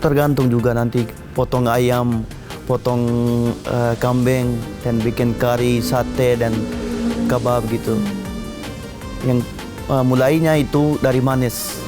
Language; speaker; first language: Indonesian; non-native, learner; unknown